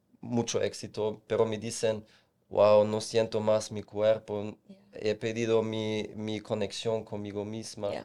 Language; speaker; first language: Spanish; non-native, fluent; German